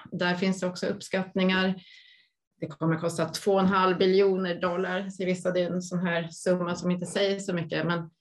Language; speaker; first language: Swedish; native; Swedish